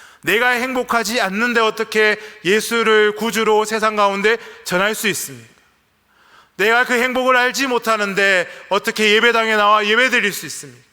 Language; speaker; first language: Korean; native; Korean